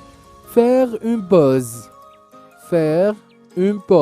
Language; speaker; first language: French; non-native, local second language; Arabic